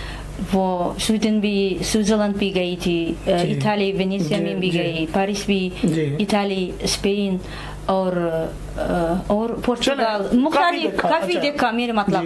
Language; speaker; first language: Hindi; non-native, fluent; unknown